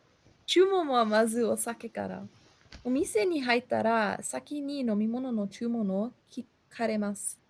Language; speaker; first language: Japanese; non-native, learner; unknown